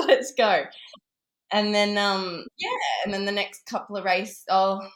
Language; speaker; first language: English; native; English